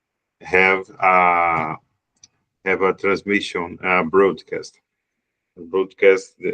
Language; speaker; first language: English; non-native, learner; Portuguese